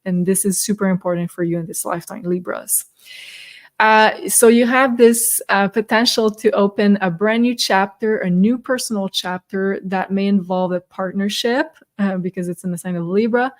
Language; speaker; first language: English; non-native, fluent; French